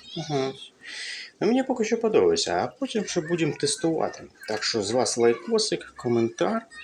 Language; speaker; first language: Ukrainian; non-native, local second language; Russian